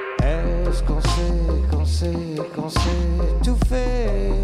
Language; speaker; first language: French; native; French